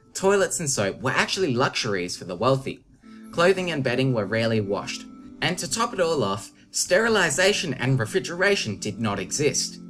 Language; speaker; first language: English; native; English